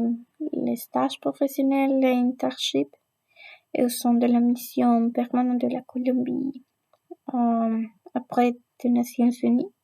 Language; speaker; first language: French; non-native, learner; Spanish